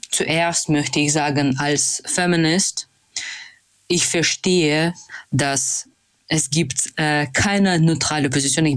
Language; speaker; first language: German; non-native, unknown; Russian